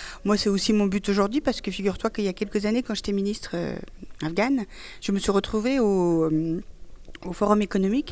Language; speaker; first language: French; early bilingual, other home language; Persian